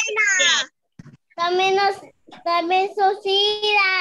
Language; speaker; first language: Spanish; native; Spanish